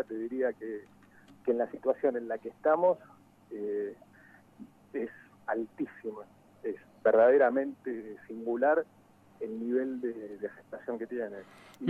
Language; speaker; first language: Spanish; native; Spanish